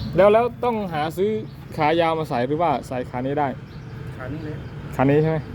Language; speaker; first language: Thai; native; Thai